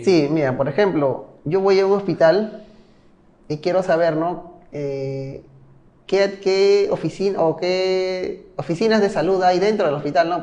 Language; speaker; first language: Spanish; native; Spanish